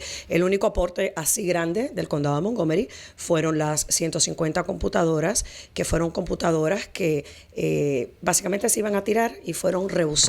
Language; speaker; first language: Spanish; native; Spanish